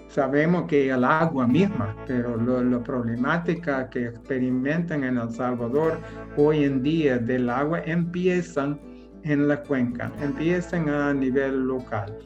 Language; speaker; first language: Spanish; non-native, fluent; English